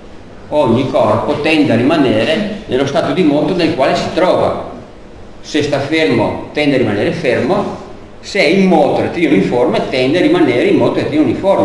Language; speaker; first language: Italian; native; Italian